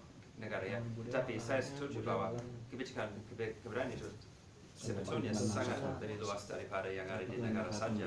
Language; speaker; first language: Indonesian; non-native, fluent; English